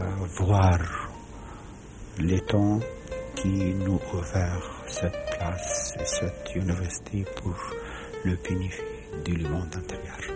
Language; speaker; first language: French; non-native, fluent; Arabic